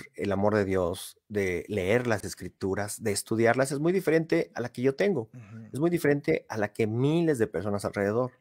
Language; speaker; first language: Spanish; native; Spanish